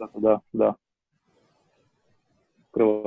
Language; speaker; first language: Russian; native; Russian